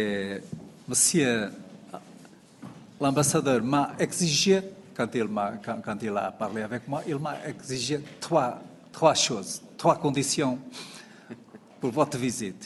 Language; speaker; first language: French; non-native, fluent; Portuguese